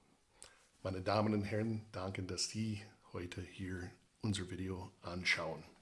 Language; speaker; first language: German; non-native, fluent; English